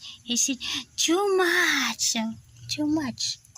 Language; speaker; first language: English; non-native, learner; Cebuano